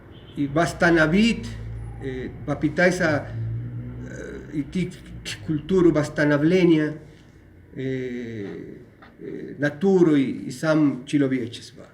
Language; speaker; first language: Russian; non-native, learner; Spanish